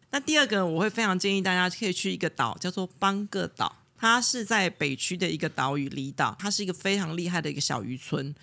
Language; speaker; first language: Chinese; native; Chinese